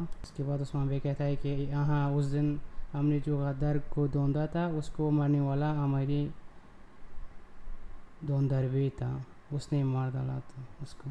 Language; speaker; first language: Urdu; non-native, local second language; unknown